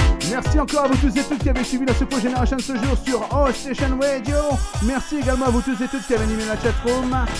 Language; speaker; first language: French; native; French